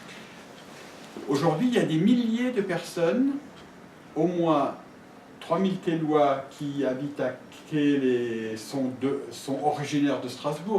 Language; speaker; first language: French; native; French